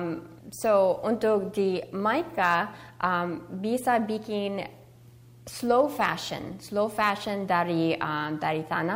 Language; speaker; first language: Indonesian; early bilingual, heritage; Indonesian